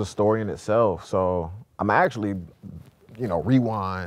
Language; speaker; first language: English; native; English